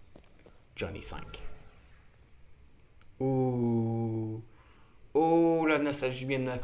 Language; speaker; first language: French; native; French